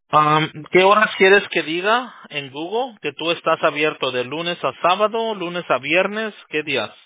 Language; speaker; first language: Spanish; early bilingual, heritage; Spanish